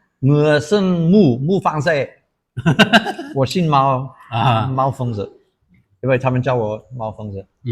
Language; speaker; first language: Chinese; non-native, fluent; English